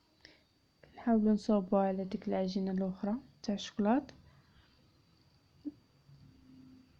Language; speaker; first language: Arabic; native; Arabic